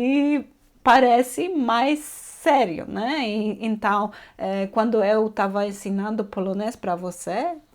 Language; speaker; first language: Portuguese; non-native, learner; Polish